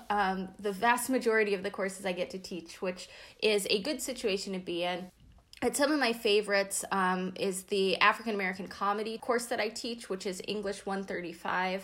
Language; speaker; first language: English; native; English